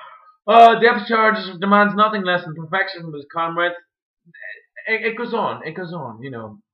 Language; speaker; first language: English; native; English